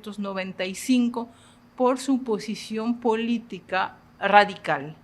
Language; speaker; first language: Spanish; non-native, fluent; French